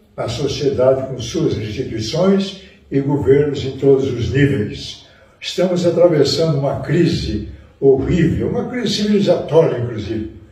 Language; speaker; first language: Portuguese; native; Portuguese